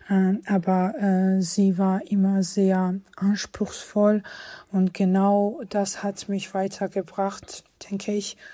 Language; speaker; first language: German; non-native, fluent; Georgian